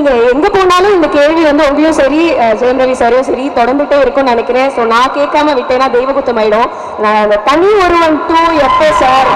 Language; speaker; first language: Tamil; native; Tamil